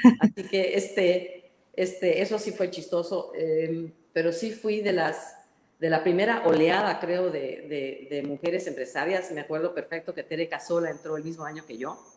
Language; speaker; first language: Spanish; non-native, fluent; English